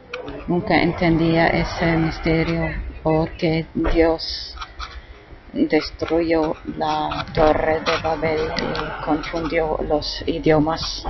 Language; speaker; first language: Spanish; non-native, fluent; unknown